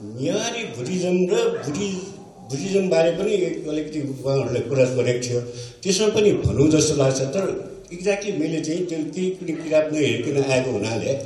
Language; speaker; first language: Nepali; non-native, local second language; Newari